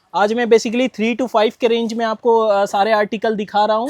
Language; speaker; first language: Hindi; non-native, local second language; Bangla